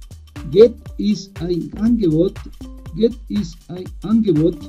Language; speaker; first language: German; non-native, learner; Spanish